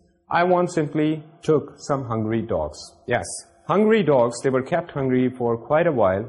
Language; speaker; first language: English; non-native, local second language; Urdu